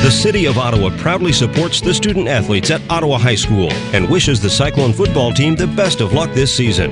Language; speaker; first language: English; native; English